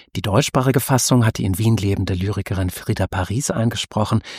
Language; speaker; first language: German; native; German